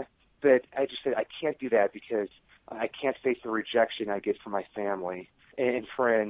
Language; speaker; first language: English; native; English